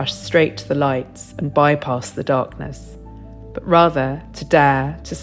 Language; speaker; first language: English; native; English